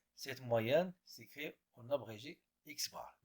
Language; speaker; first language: French; non-native, local second language; Arabic